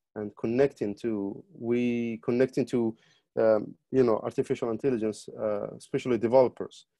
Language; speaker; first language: English; non-native, fluent; Arabic